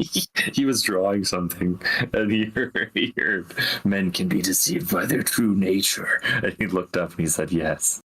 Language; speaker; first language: English; native; English